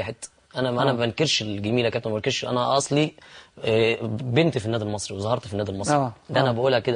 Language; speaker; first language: Arabic; native; Arabic